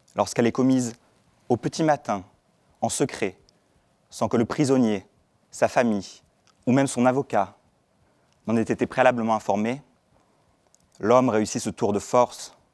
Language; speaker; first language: French; native; French